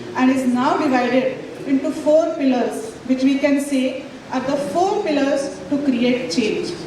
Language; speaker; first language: English; non-native, local second language; Marathi